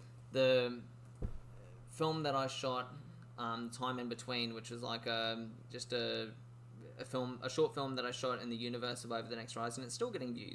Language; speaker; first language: English; native; English